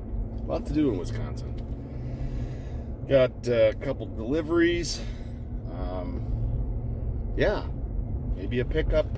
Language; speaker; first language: English; native; English